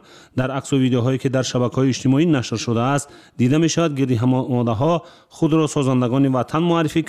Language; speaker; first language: Tajik; native; Tajik